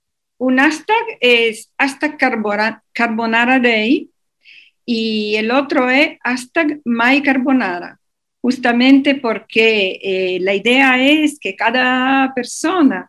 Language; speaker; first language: Spanish; non-native, fluent; Italian